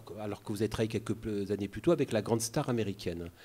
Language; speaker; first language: French; native; French